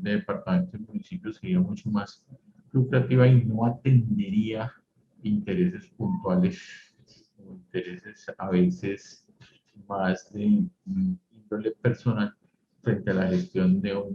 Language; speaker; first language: Spanish; native; Spanish